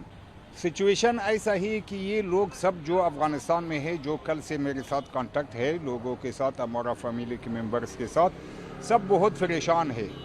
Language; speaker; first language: Hindi; non-native, learner; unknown